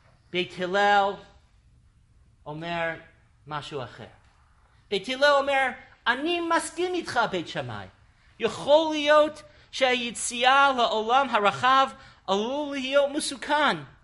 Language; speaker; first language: Hebrew; non-native, fluent; English